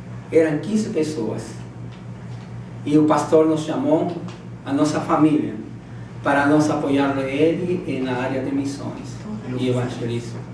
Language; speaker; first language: Portuguese; non-native, fluent; Spanish